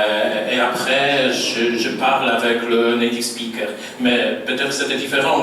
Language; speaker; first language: French; non-native, fluent; Polish